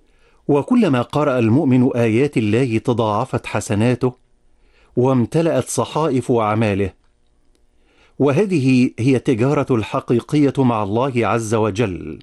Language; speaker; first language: Arabic; native; Arabic